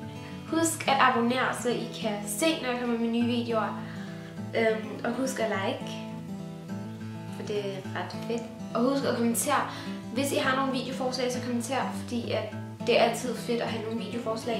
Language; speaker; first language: Danish; native; Danish